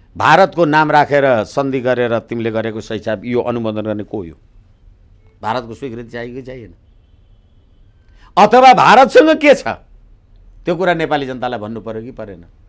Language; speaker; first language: Nepali; native; Nepali